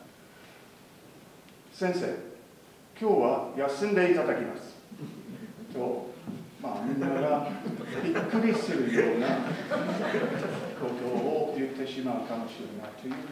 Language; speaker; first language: Japanese; non-native, fluent; English